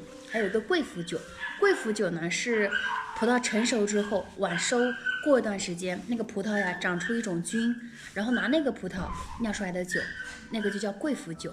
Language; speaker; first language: Chinese; native; Chinese